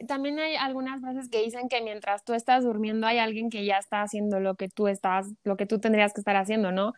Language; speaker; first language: Spanish; native; Spanish